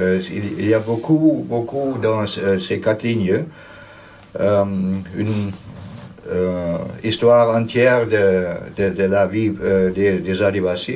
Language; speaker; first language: French; non-native, fluent; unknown